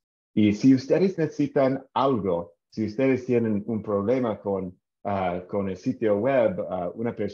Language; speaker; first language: Spanish; non-native, fluent; English